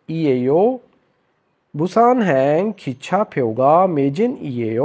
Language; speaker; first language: Korean; non-native, fluent; Urdu